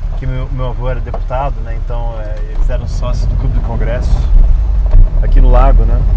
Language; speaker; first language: Portuguese; early bilingual, other home language; English